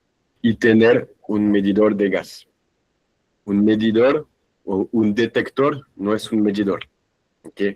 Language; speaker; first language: Spanish; non-native, fluent; French